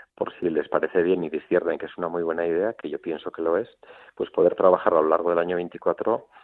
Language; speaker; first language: Spanish; native; Spanish